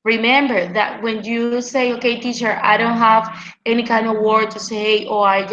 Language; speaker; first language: English; non-native, fluent; Spanish